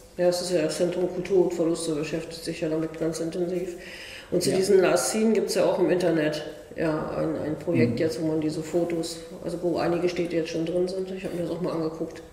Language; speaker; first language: German; native; German